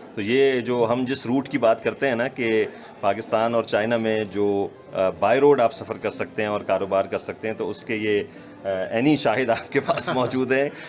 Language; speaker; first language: Urdu; native; Urdu